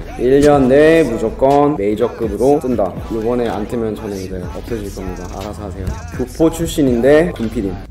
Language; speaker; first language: Korean; early bilingual, heritage; Korean